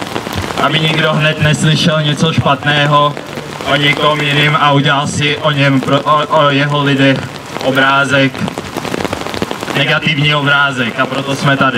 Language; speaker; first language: Czech; early bilingual, other home language; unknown